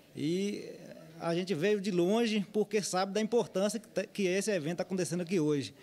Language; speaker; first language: Portuguese; native; Portuguese